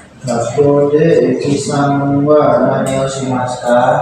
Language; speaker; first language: Japanese; non-native, learner; Indonesian